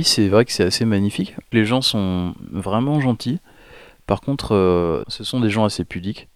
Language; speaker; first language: French; native; French